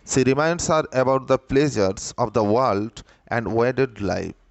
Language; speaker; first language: English; non-native, local second language; Bangla